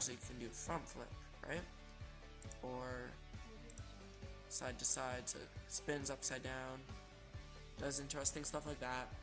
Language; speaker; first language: English; native; English